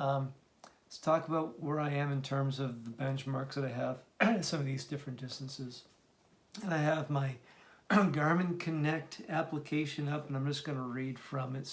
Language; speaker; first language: English; native; English